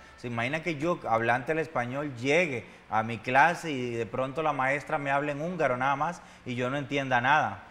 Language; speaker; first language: Spanish; native; Spanish